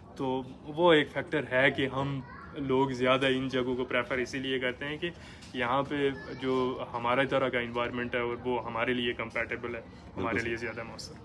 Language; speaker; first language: Urdu; non-native, local second language; Pahari-Potwari